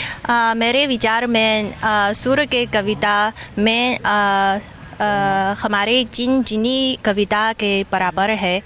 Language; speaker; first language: Hindi; non-native, fluent; Chinese